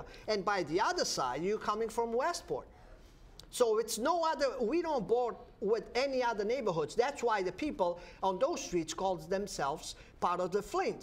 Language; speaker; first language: English; non-native, fluent; Portuguese